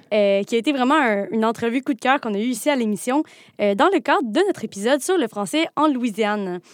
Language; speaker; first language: French; native; French